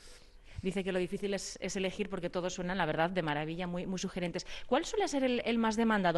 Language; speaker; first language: Spanish; native; Spanish